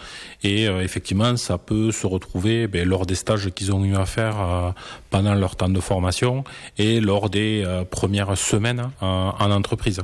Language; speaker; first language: French; native; French